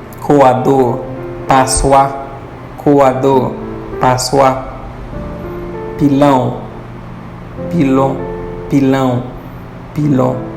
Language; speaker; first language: Portuguese; non-native, fluent; Haitian Creole